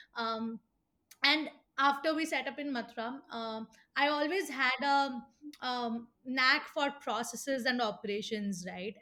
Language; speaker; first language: English; non-native, local second language; Hindi